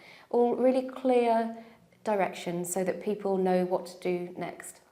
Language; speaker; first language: English; native; English